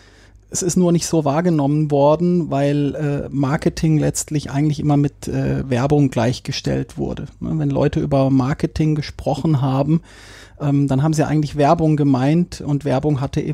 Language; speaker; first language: German; native; German